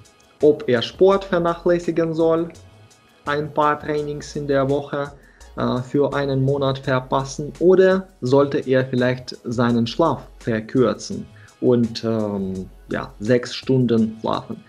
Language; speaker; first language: German; non-native, fluent; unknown